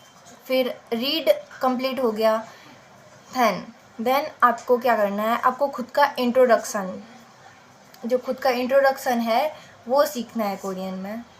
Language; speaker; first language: Hindi; native; Hindi